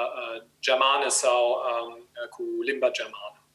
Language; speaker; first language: Romanian; non-native, learner; German